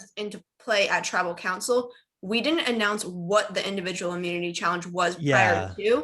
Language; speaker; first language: English; native; English